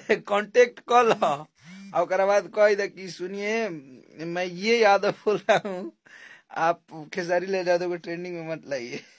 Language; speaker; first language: Hindi; native; Hindi